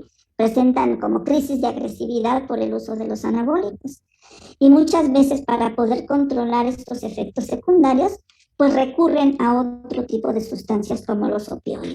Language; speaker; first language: Spanish; native; Spanish